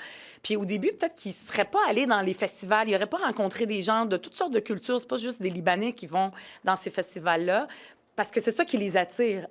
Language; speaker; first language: French; early bilingual, other home language; Arabic